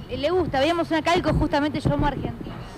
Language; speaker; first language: Spanish; native; Spanish